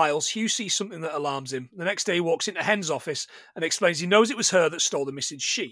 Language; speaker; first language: English; native; English